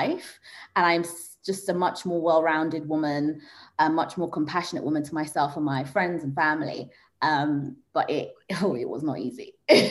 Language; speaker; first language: English; early bilingual, other home language; Swahili